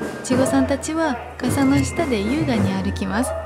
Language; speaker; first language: Japanese; non-native, fluent; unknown